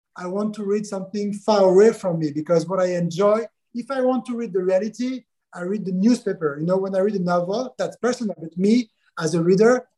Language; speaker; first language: English; non-native, fluent; French